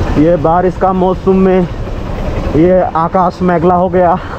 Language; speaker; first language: Hindi; non-native, learner; Chakma